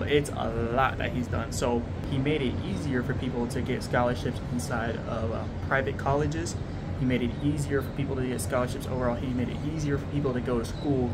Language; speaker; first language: English; native; English